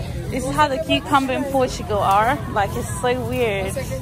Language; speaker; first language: English; early bilingual, other home language; Portuguese